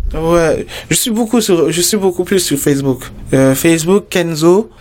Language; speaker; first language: French; non-native, local second language; Mossi